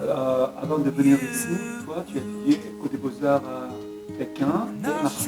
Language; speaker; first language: French; non-native, learner; Korean